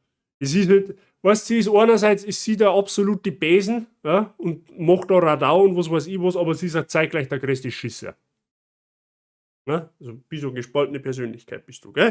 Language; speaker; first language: German; native; German